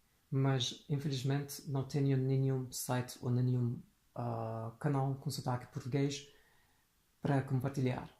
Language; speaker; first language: Portuguese; non-native, fluent; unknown